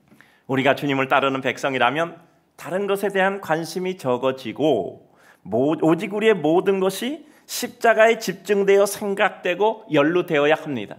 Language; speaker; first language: Korean; native; Korean